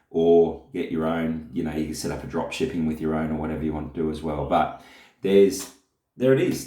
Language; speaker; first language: English; native; English